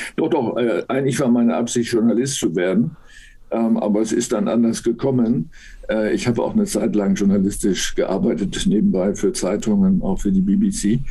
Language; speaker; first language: German; native; German